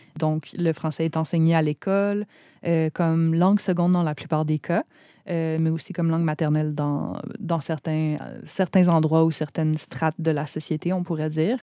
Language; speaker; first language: French; native; French